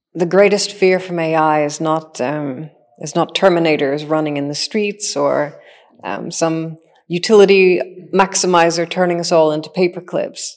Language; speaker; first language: English; native; English